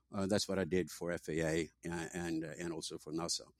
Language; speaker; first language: English; non-native, fluent; Norwegian